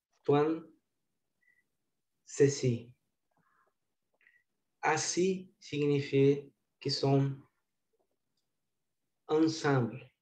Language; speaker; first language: French; non-native, learner; Portuguese